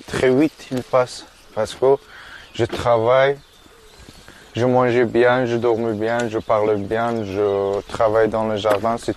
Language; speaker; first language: French; non-native, learner; Persian